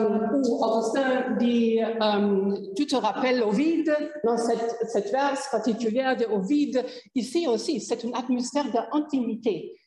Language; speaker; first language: French; non-native, fluent; German